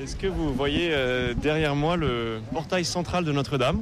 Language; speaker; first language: French; native; French